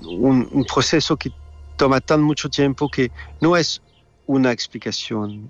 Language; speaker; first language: Spanish; non-native, fluent; French